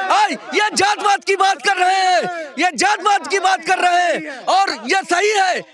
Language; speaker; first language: Hindi; native; Hindi